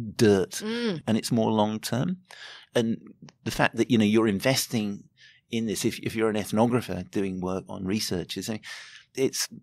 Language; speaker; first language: English; native; English